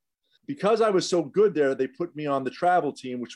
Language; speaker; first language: English; native; English